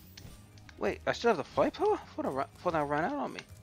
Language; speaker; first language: English; native; English